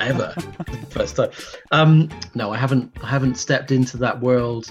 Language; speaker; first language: English; native; English